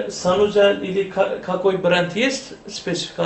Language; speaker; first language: Russian; non-native, learner; Turkish